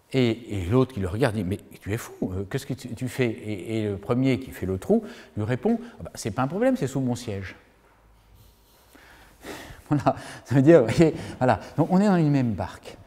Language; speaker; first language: French; native; French